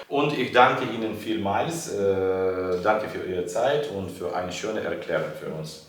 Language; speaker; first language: German; non-native, learner; Ukrainian